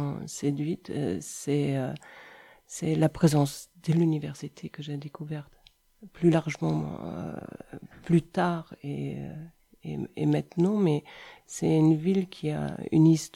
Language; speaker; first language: French; non-native, fluent; German